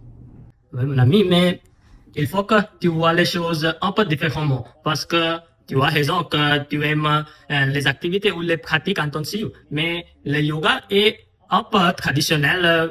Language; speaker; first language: French; non-native, fluent; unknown